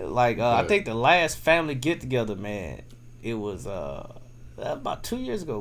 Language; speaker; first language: English; native; English